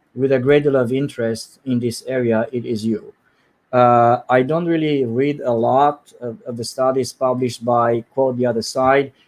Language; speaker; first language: English; non-native, fluent; Romanian